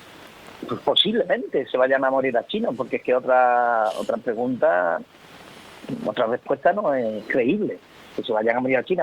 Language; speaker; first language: Spanish; native; Spanish